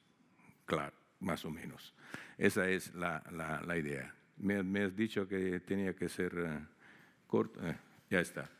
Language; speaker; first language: Spanish; non-native, fluent; Italian